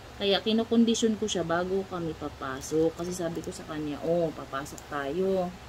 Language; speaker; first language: Filipino; non-native, local second language; Cebuano